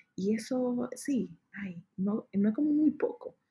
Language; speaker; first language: Spanish; native; Spanish